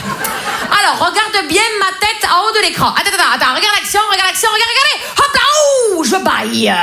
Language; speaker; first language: French; native; French